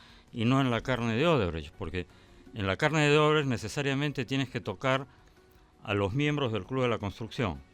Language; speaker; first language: Spanish; native; Spanish